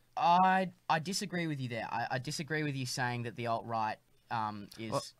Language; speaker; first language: English; native; English